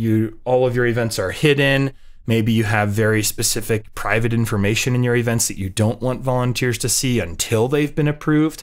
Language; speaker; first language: English; native; English